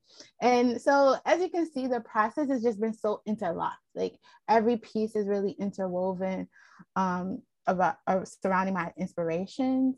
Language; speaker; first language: English; native; English